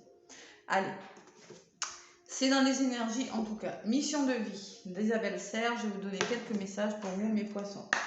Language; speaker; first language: French; native; French